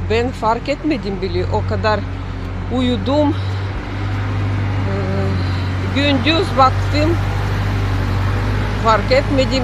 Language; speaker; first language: Turkish; non-native, learner; Russian